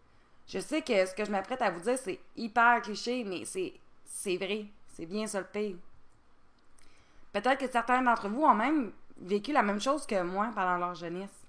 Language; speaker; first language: French; native; French